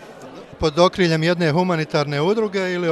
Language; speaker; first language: Croatian; native; Croatian